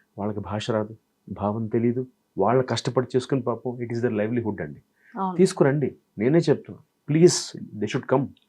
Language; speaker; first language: Telugu; native; Telugu